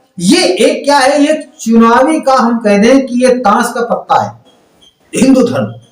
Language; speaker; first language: Hindi; native; Hindi